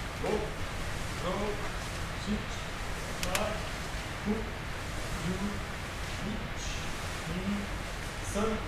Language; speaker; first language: English; non-native, learner; Russian